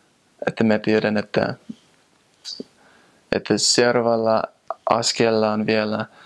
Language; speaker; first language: Finnish; non-native, fluent; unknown